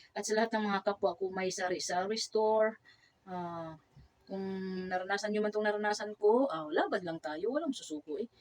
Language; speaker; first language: Filipino; non-native, local second language; Cebuano